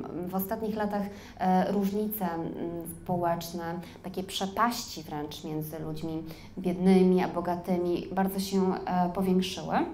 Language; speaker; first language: Polish; native; Polish